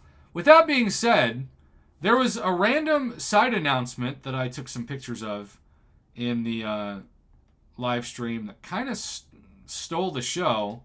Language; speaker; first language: English; native; English